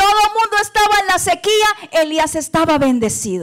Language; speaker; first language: Spanish; native; Spanish